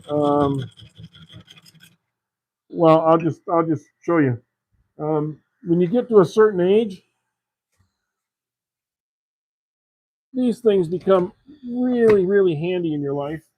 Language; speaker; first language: English; native; English